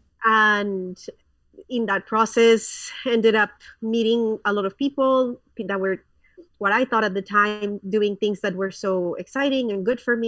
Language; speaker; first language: English; non-native, fluent; Spanish